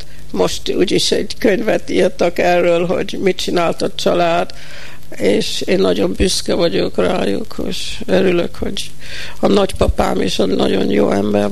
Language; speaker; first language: Hungarian; early bilingual, heritage; Hungarian